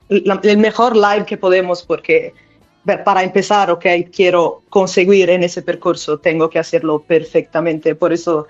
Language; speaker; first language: Spanish; non-native, learner; Italian